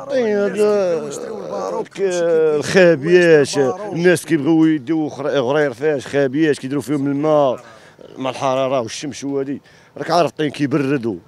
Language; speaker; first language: Arabic; native; Arabic